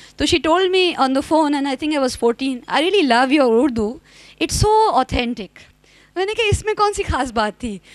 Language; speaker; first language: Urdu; native; Urdu